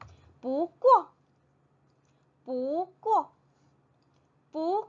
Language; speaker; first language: Chinese; non-native, fluent; Korean